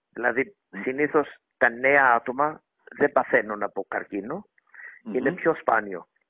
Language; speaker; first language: Greek; early bilingual, heritage; Greek